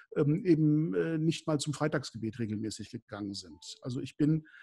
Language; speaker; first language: German; native; German